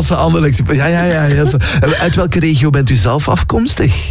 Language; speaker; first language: Dutch; native; Dutch